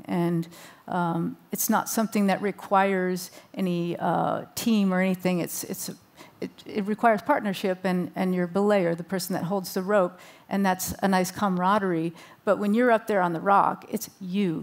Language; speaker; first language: English; native; English